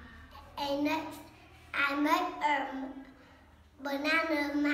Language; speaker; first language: English; non-native, learner; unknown